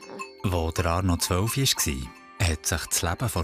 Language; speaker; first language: German; native; German